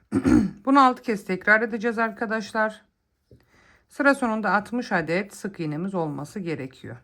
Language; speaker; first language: Turkish; native; Turkish